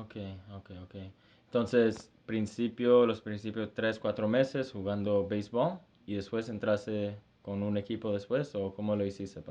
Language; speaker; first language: Spanish; early bilingual, heritage; Spanish